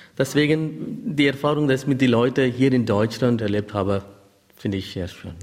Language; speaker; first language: German; non-native, learner; Tamil